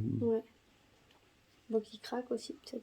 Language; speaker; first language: French; native; French